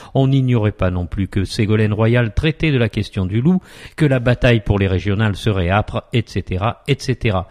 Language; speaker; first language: French; native; French